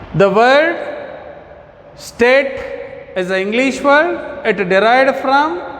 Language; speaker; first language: English; non-native, local second language; Kannada